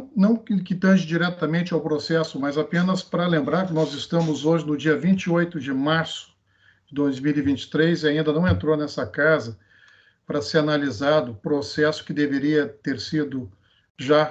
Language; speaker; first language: Portuguese; native; Portuguese